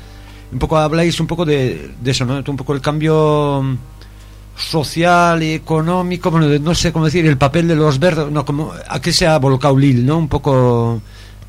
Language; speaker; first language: Spanish; native; Spanish